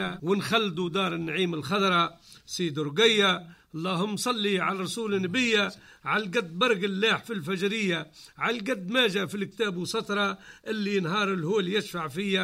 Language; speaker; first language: Arabic; native; Arabic